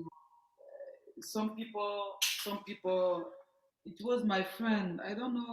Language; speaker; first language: English; non-native, learner; French